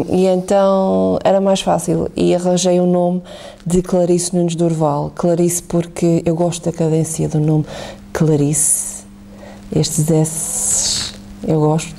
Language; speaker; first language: Portuguese; native; Portuguese